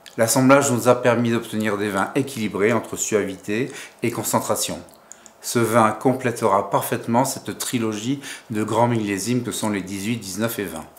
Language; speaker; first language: French; native; French